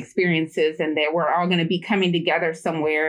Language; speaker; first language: English; native; English